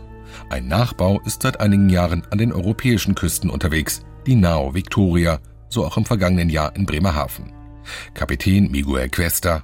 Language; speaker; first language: German; native; German